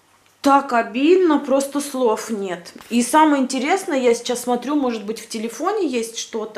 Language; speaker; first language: Russian; native; Russian